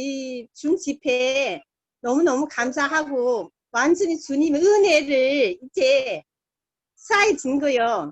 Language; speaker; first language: Korean; non-native, learner; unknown